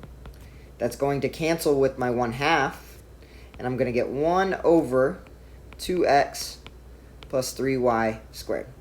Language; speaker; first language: English; native; English